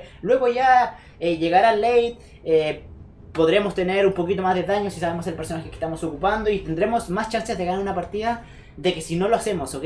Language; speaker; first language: Spanish; native; Spanish